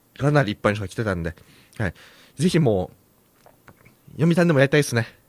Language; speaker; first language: Japanese; native; Japanese